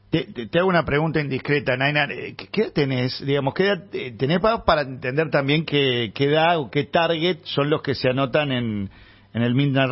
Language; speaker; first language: Spanish; native; Spanish